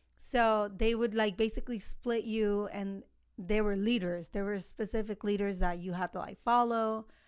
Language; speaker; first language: English; early bilingual, other home language; Spanish